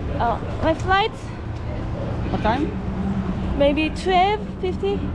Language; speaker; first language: English; non-native, learner; Korean